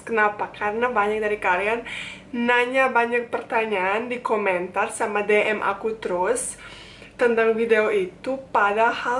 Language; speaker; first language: Indonesian; non-native, fluent; Bosnian